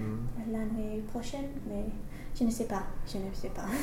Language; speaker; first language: French; non-native, learner; English